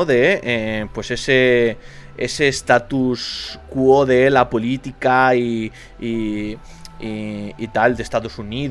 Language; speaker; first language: Spanish; native; Spanish